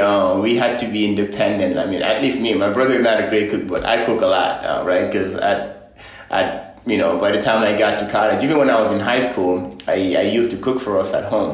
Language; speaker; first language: English; non-native, fluent; Fula